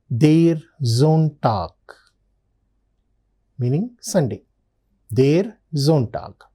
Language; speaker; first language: German; non-native, learner; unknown